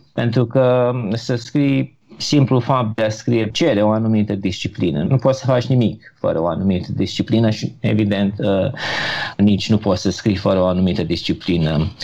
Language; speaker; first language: Romanian; native; Romanian